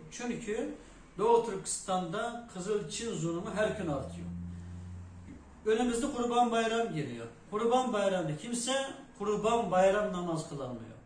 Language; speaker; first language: Turkish; non-native, fluent; Uyghur